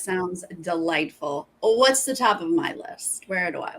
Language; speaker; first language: English; native; English